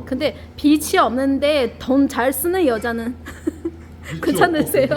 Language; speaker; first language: Korean; non-native, local second language; Chinese